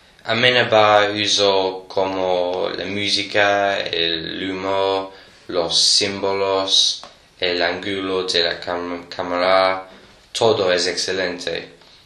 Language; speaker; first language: Spanish; non-native, learner; English